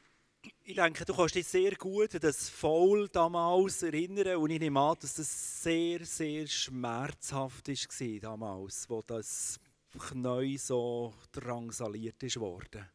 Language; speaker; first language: German; native; German